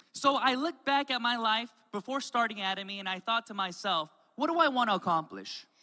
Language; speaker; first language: English; native; English